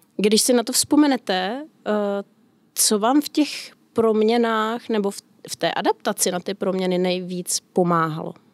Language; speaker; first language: Czech; native; Czech